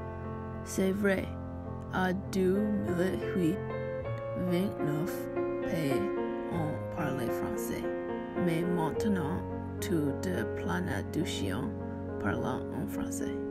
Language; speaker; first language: French; non-native, learner; English